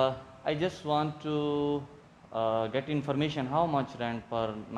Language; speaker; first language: English; non-native, learner; Urdu